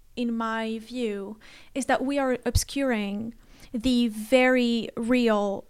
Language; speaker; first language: English; non-native, fluent; Arabic